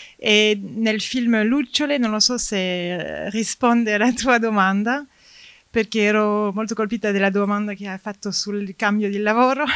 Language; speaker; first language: Italian; non-native, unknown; French